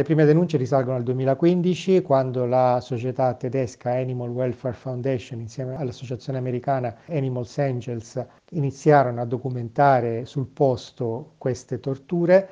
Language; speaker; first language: Italian; native; Italian